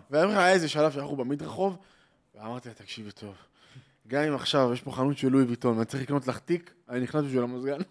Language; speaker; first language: Hebrew; native; Hebrew